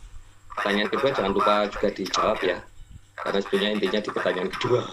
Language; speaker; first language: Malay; non-native, local second language; Javanese